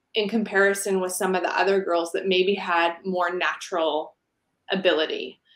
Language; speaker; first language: English; native; English